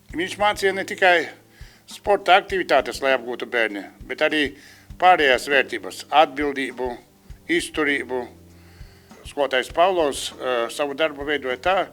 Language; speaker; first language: Latvian; native; Latvian